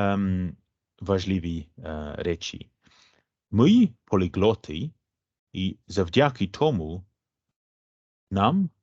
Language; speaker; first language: Ukrainian; non-native, fluent; English